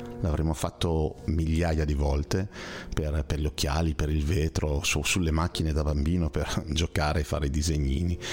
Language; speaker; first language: Italian; native; Italian